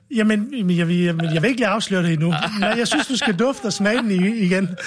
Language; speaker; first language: Danish; native; Danish